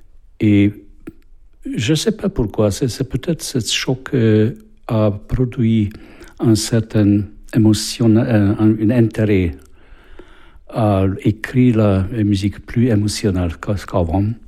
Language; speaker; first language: French; non-native, fluent; Hungarian